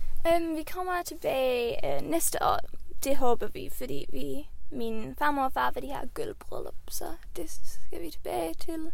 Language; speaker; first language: Danish; early bilingual, heritage; Swedish